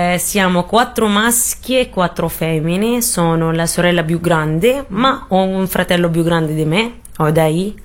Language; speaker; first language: Italian; non-native, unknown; Arabic